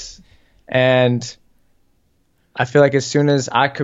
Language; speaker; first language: English; native; English